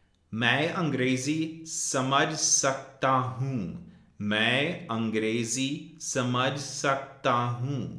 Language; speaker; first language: Hindi; non-native, fluent; English